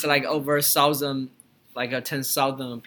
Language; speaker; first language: English; non-native, learner; Chinese